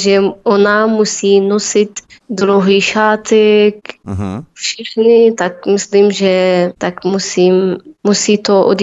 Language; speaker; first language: Czech; non-native, learner; Arabic